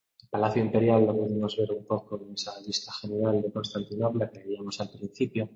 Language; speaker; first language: Spanish; native; Spanish